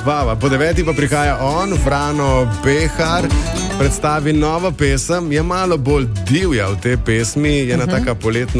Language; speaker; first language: Slovenian; native; Slovenian